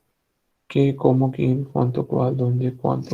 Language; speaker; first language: Spanish; non-native, fluent; Hindi